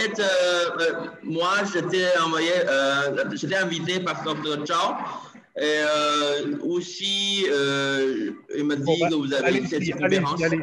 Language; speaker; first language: French; non-native, learner; Chinese